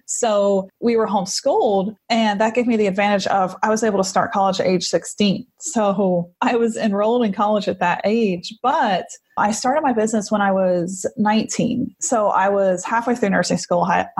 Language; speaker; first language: English; native; English